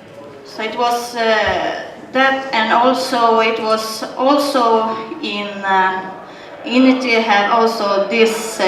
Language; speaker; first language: English; non-native, learner; Swedish